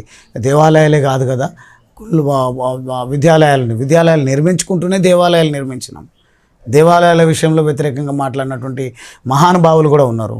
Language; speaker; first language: Telugu; native; Telugu